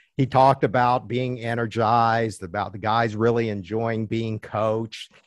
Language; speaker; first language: English; early bilingual, other home language; Chinese